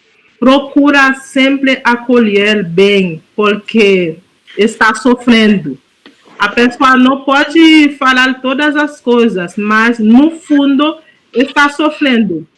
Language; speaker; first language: Portuguese; non-native, fluent; Haitian Creole